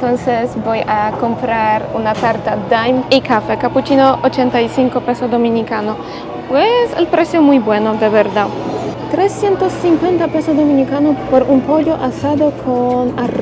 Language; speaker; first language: Spanish; non-native, fluent; Polish